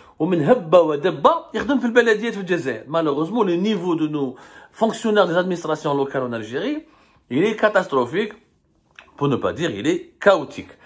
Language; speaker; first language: French; non-native, local second language; Arabic